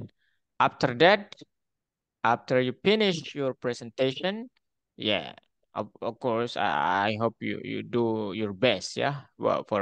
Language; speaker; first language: English; non-native, fluent; Indonesian